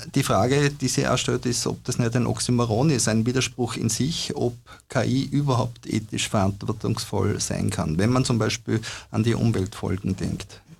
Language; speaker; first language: German; native; German